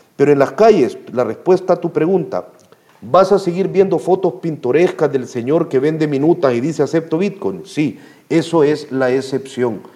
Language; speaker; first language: Spanish; native; Spanish